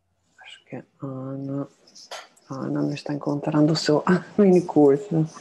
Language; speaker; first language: Portuguese; non-native, fluent; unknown